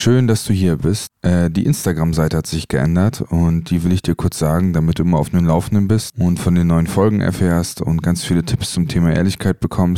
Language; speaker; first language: German; native; German